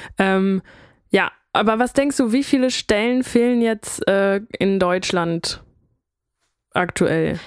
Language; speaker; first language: German; native; German